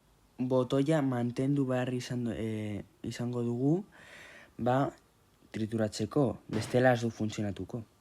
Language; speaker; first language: Basque; non-native, local second language; Spanish